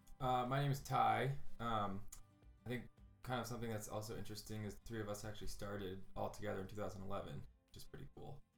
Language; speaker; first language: English; native; English